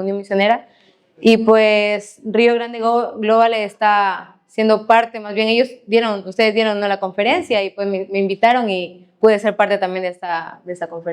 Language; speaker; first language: Spanish; native; Spanish